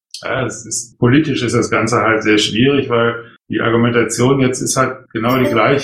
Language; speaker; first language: German; native; German